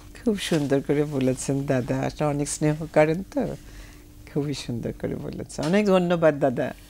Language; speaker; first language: Bangla; native; Bangla